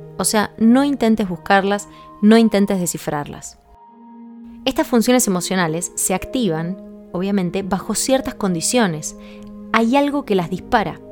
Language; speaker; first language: Spanish; native; Spanish